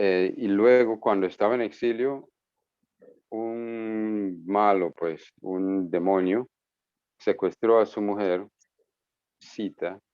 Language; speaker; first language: Spanish; non-native, fluent; English